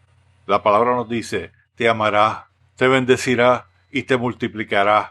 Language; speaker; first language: Spanish; native; Spanish